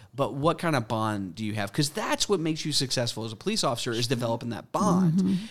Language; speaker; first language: English; native; English